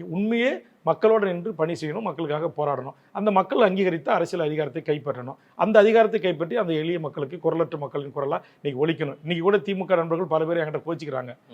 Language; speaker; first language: Tamil; native; Tamil